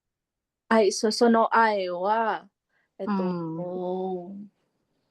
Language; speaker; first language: Japanese; non-native, learner; Filipino